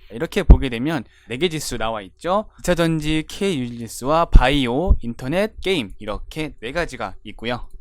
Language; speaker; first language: Korean; native; Korean